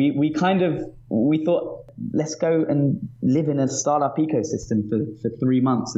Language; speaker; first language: English; native; English